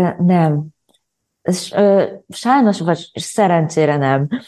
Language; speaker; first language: Hungarian; non-native, learner; Japanese